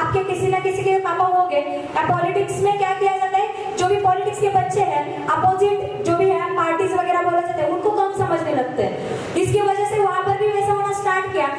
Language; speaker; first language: Hindi; non-native, local second language; Marathi